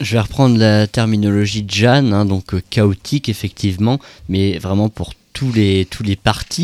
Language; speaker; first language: French; native; French